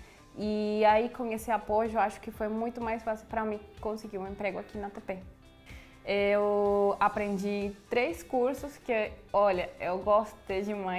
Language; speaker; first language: Portuguese; non-native, fluent; Spanish